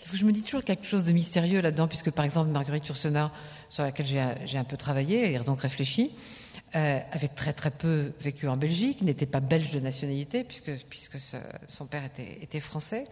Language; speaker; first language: French; native; French